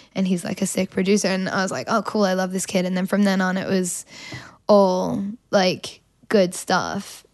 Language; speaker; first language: English; native; English